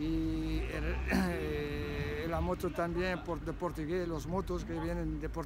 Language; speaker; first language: Spanish; non-native, learner; Arabic